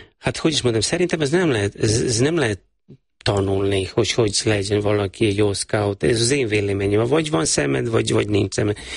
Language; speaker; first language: Hungarian; non-native, fluent; Serbian